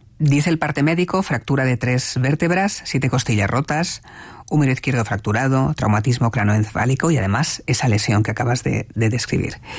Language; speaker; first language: Spanish; native; Spanish